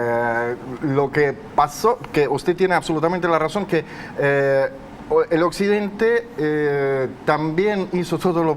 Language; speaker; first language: Spanish; non-native, fluent; Russian